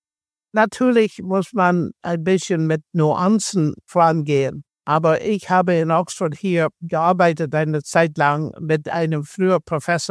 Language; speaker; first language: German; non-native, fluent; English